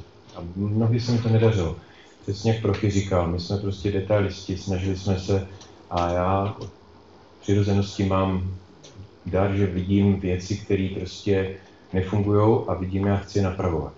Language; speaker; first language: Czech; native; Czech